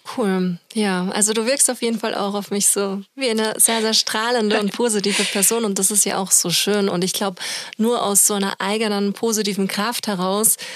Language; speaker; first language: German; native; German